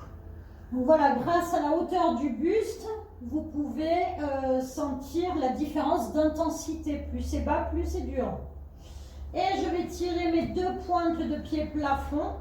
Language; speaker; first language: French; native; French